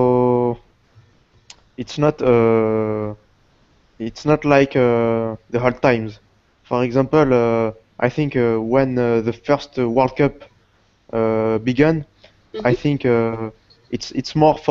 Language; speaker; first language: English; non-native, learner; Portuguese